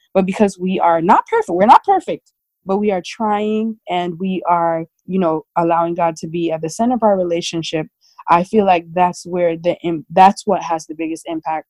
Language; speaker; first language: English; native; English